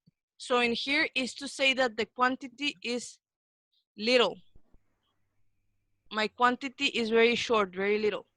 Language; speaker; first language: English; non-native, fluent; Spanish